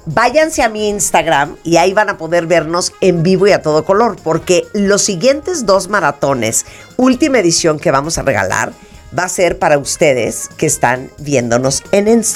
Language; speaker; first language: Spanish; native; Spanish